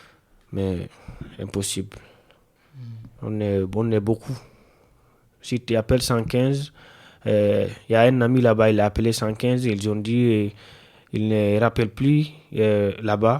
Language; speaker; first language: French; non-native, learner; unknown